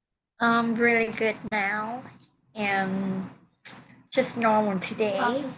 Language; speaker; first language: English; non-native, learner; Vietnamese